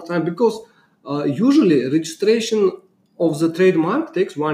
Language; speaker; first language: English; non-native, learner; Uzbek